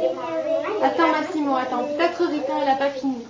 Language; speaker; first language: French; native; French